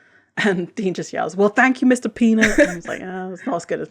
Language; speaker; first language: English; native; English